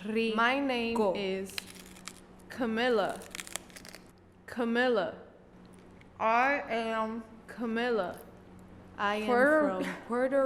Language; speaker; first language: English; non-native, local second language; Spanish